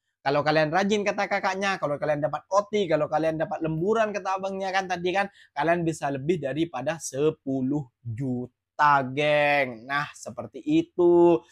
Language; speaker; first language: Indonesian; native; Indonesian